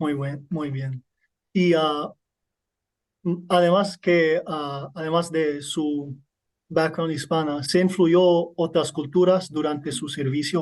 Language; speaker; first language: Spanish; non-native, learner; English